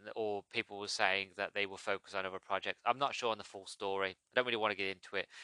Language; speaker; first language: English; native; English